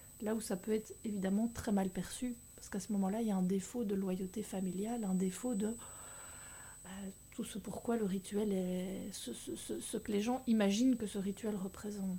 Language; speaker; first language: French; native; French